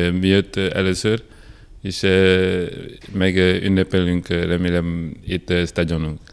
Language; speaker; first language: Hungarian; non-native, learner; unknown